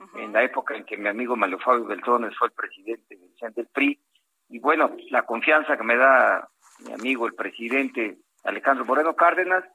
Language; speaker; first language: Spanish; native; Spanish